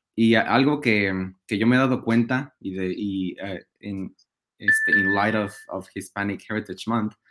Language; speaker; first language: English; non-native, fluent; Spanish